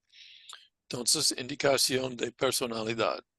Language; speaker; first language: Spanish; non-native, fluent; English